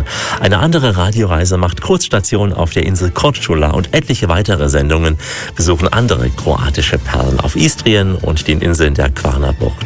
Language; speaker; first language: German; native; German